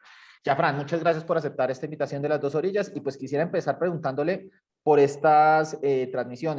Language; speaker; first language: Spanish; native; Spanish